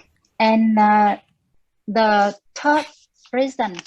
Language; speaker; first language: English; non-native, learner; Vietnamese